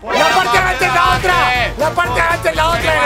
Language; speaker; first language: Spanish; native; Spanish